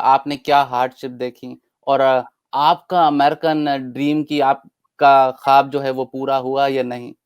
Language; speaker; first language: Urdu; native; Urdu